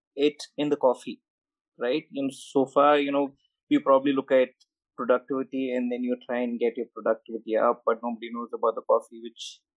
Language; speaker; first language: English; non-native, local second language; Malayalam